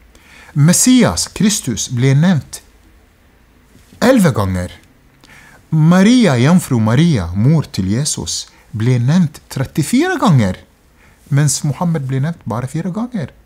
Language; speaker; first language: Norwegian; non-native, fluent; Arabic